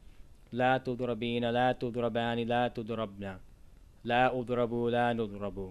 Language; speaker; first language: Arabic; non-native, fluent; English